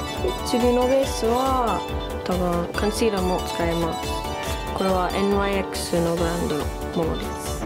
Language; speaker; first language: Japanese; non-native, learner; English